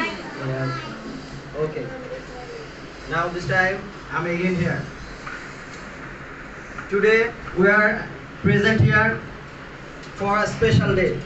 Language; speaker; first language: English; non-native, learner; Bangla